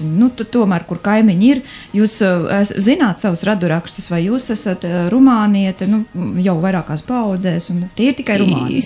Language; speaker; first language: Latvian; native; Latvian